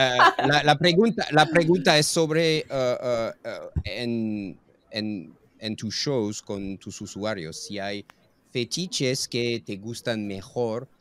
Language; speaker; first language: Spanish; non-native, fluent; English